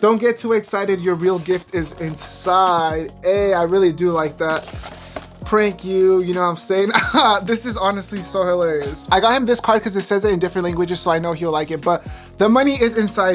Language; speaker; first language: English; early bilingual, other home language; Spanish